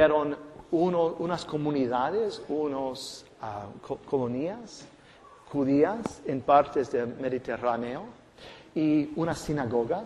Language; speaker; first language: Spanish; non-native, fluent; English